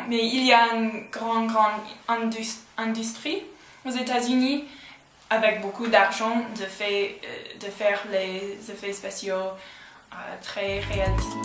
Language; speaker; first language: French; non-native, learner; English